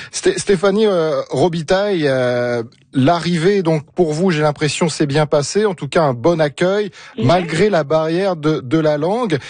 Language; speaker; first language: French; native; French